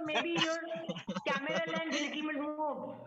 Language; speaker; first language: English; non-native, learner; Spanish